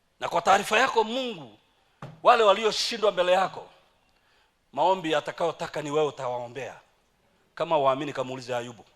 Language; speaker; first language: Swahili; native; Swahili